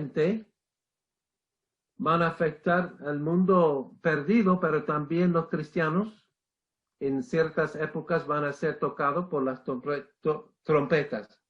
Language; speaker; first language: Spanish; non-native, fluent; English